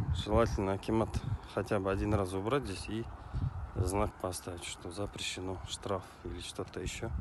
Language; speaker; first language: Russian; non-native, local second language; Kazakh